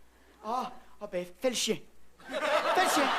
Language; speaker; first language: French; native; French